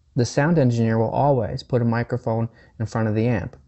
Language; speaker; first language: English; native; English